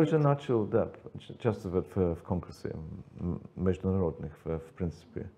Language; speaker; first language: Russian; non-native, learner; English